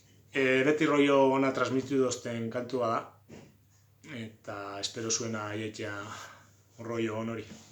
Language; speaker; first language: Basque; native; Basque